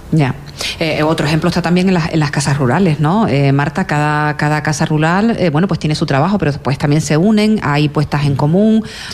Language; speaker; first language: Spanish; native; Spanish